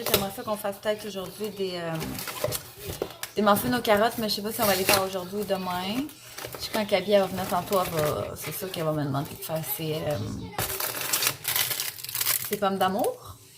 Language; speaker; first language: French; native; French